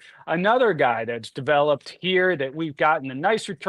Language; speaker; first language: English; native; English